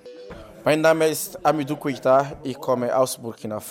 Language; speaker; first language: German; non-native, learner; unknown